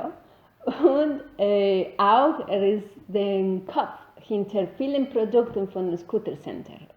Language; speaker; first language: German; non-native, learner; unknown